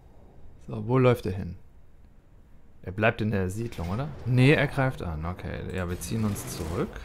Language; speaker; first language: German; native; German